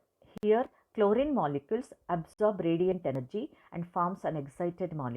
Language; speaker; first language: English; non-native, local second language; Kannada